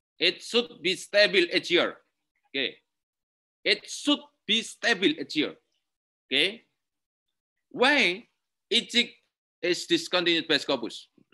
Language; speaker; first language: English; non-native, learner; Indonesian